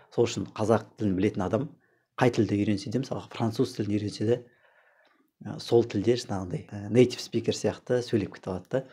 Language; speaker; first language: Kazakh; native; Kazakh